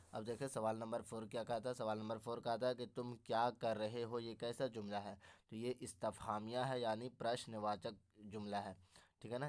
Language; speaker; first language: Urdu; native; Urdu